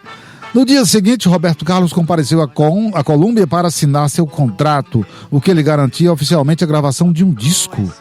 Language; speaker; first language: Portuguese; native; Portuguese